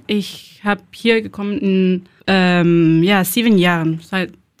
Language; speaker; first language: German; non-native, learner; Spanish